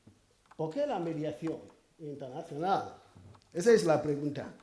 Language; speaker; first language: Spanish; non-native, fluent; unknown